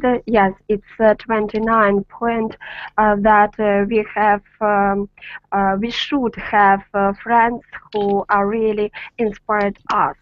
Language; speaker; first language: English; non-native, learner; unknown